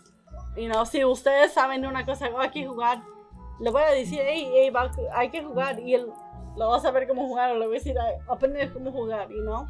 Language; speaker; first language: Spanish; early bilingual, heritage; Spanish